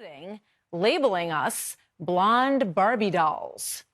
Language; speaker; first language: English; native; English